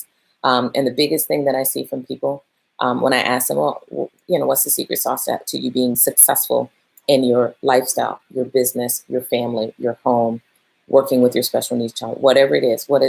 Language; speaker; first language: English; native; English